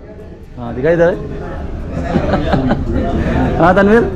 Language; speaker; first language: Hindi; non-native, local second language; Malayalam